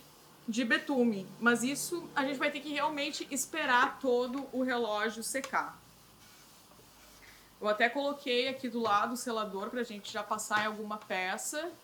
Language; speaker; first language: Portuguese; native; Portuguese